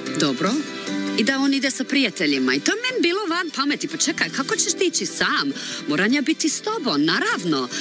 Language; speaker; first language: Croatian; early bilingual, heritage; Croatian